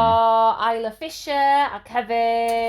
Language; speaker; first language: Welsh; non-native, learner; English